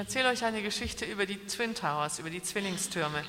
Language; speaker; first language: German; native; German